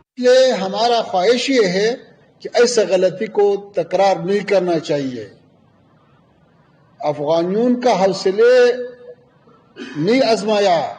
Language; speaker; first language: Hindi; non-native, fluent; Pashto